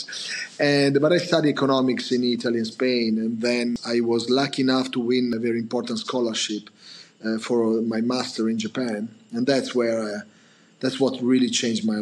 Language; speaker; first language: English; non-native, fluent; Italian